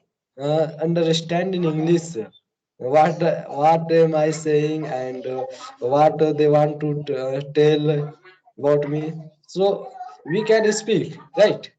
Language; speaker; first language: English; non-native, learner; Hindi